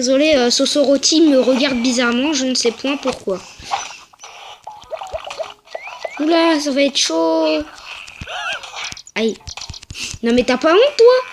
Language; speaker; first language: French; native; French